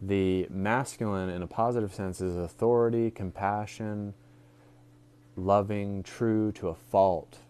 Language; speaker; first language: English; native; English